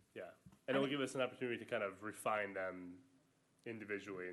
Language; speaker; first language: English; native; English